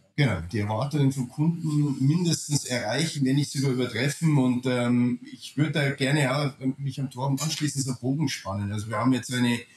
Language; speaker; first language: German; non-native, fluent; Danish